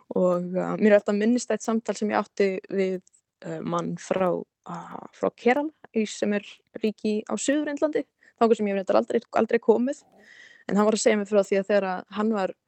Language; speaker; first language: Icelandic; native; Icelandic